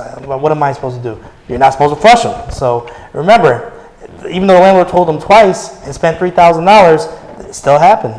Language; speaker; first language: English; native; English